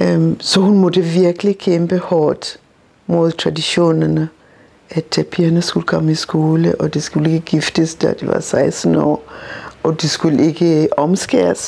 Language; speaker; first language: Danish; non-native, local second language; Masai